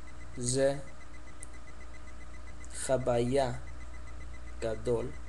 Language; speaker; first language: Hebrew; non-native, learner; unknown